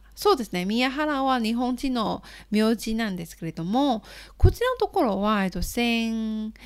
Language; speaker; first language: Japanese; non-native, fluent; Chinese